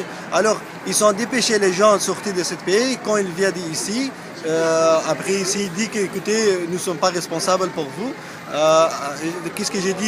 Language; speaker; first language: French; non-native, learner; Persian